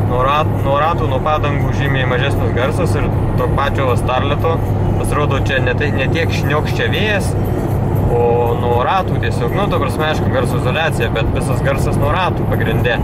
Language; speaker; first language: Lithuanian; native; Lithuanian